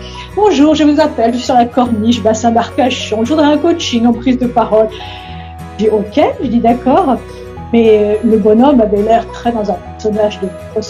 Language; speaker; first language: French; native; French